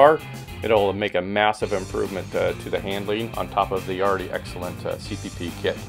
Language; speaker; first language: English; native; English